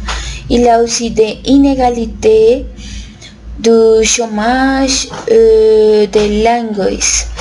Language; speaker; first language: French; non-native, learner; Spanish